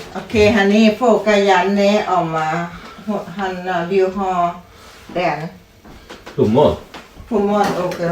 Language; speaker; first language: Swedish; non-native, learner; Thai